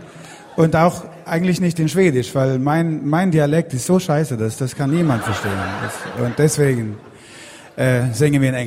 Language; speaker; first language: German; non-native, fluent; Swedish